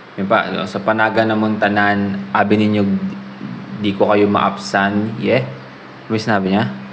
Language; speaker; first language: Filipino; native; Filipino